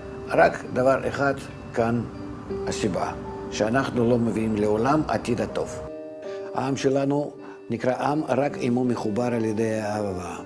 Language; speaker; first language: Hebrew; non-native, fluent; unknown